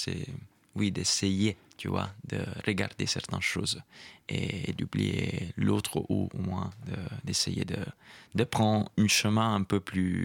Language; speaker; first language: French; non-native, fluent; Italian